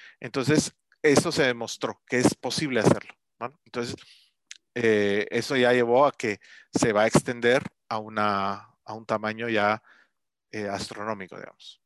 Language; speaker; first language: Spanish; native; Spanish